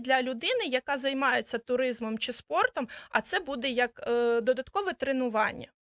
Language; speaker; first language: Ukrainian; native; Ukrainian